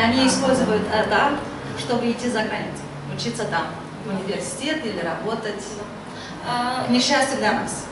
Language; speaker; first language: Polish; non-native, learner; Russian